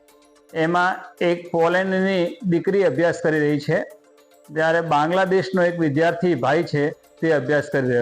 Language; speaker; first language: Hindi; non-native, local second language; Gujarati